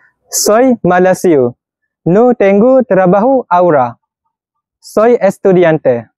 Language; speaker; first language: Spanish; non-native, learner; Malay